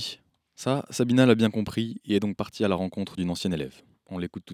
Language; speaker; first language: French; native; French